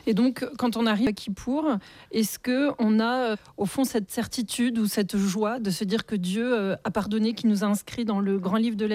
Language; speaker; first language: French; native; French